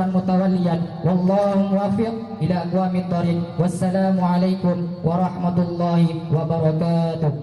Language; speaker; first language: Arabic; non-native, learner; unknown